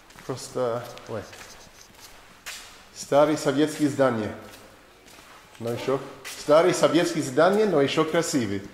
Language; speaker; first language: Russian; non-native, learner; English